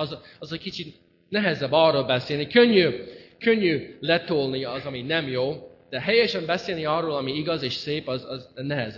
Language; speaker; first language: Hungarian; non-native, fluent; English